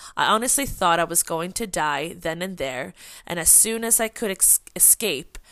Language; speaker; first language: English; non-native, fluent; Swedish